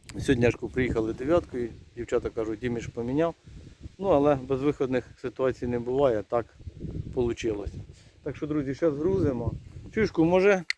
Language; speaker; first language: Ukrainian; native; Ukrainian